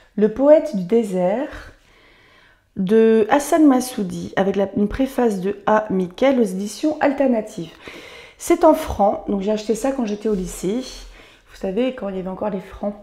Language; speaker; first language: French; native; French